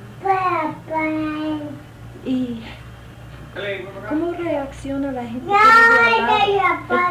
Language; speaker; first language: Spanish; non-native, fluent; English